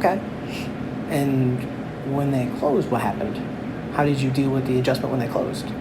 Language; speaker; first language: English; native; English